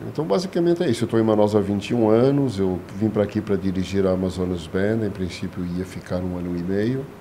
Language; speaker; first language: Portuguese; native; Portuguese